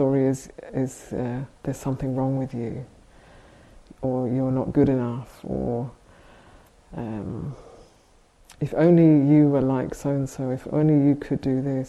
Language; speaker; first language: English; native; English